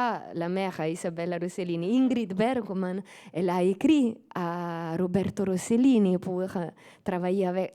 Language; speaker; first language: French; non-native, fluent; Italian